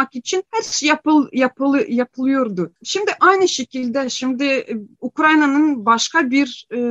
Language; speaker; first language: Turkish; non-native, fluent; Ukrainian